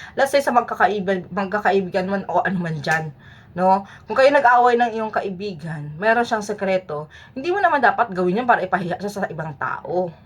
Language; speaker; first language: Filipino; native; Filipino